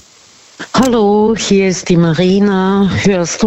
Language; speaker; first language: German; non-native, fluent; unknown